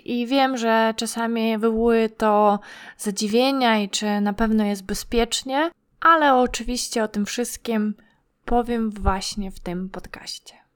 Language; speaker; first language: Polish; non-native, fluent; Ukrainian